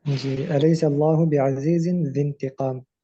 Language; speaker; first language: Arabic; non-native, learner; Urdu